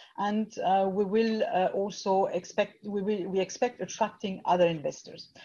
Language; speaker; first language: English; non-native, fluent; French